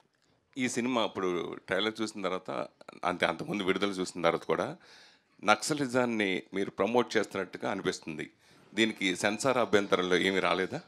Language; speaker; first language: Telugu; native; Telugu